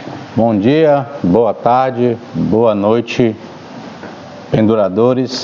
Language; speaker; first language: Portuguese; native; Portuguese